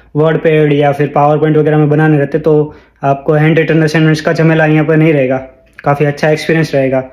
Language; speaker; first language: Hindi; non-native, local second language; Gujarati